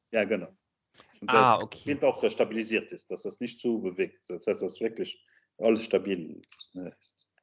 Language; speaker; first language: German; non-native, local second language; Arabic